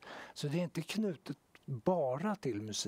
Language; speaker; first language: Swedish; native; Swedish